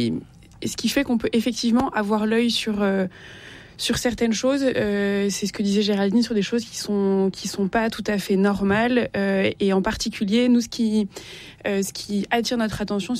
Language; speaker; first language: French; native; French